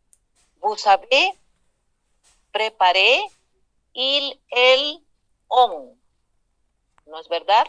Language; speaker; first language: French; non-native, fluent; Spanish